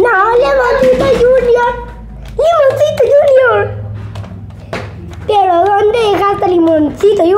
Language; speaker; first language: Spanish; native; Spanish